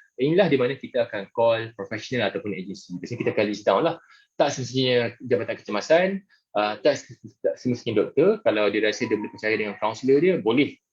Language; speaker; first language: Malay; native; Malay